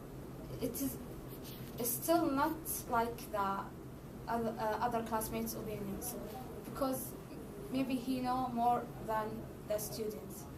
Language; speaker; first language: English; non-native, learner; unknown